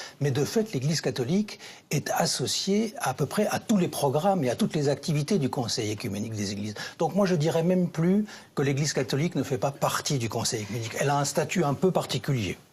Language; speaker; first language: French; native; French